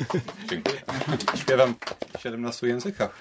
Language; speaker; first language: Polish; non-native, fluent; English